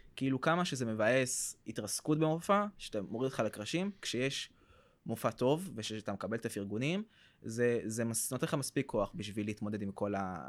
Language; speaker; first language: Hebrew; early bilingual, other home language; French